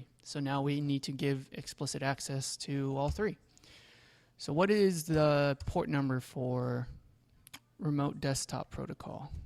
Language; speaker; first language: English; native; English